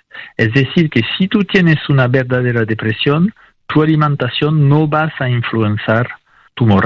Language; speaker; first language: Spanish; non-native, fluent; French